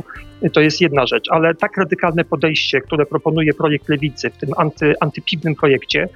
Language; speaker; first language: Polish; native; Polish